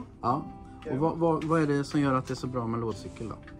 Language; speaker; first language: Swedish; native; Swedish